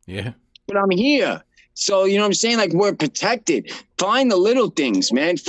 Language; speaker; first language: English; native; English